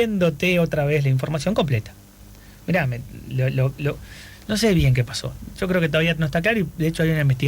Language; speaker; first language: Spanish; native; Spanish